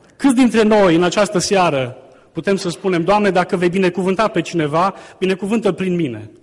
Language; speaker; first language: Romanian; native; Romanian